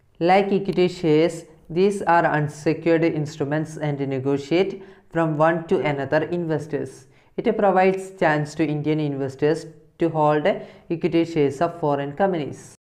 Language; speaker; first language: English; non-native, local second language; Malayalam